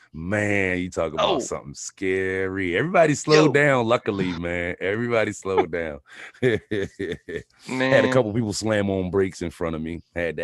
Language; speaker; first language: English; native; English